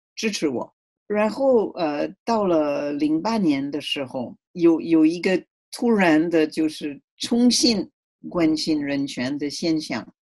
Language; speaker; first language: Chinese; non-native, fluent; French